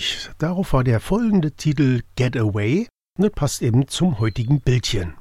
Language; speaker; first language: German; native; German